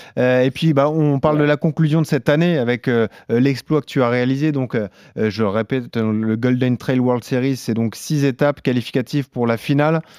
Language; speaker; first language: French; native; French